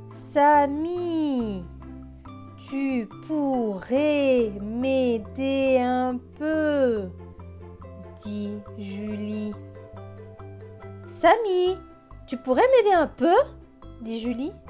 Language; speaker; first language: French; native; French